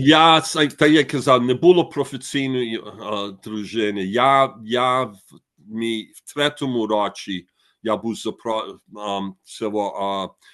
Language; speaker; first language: Ukrainian; early bilingual, heritage; Ukrainian